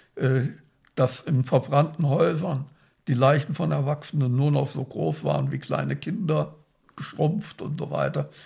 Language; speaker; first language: German; native; German